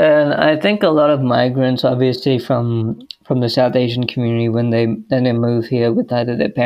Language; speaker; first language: English; native; English